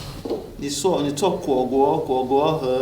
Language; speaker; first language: Chinese; non-native, learner; French